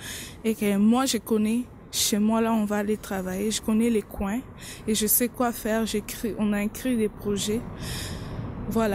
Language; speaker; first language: French; non-native, local second language; Lingala